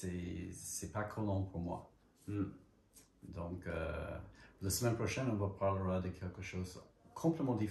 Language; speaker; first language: French; non-native, fluent; English